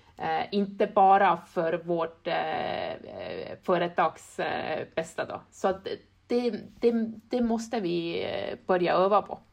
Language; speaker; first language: Swedish; non-native, fluent; Estonian